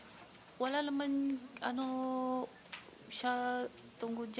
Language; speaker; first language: Filipino; non-native, learner; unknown